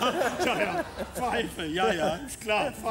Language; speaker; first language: German; native; German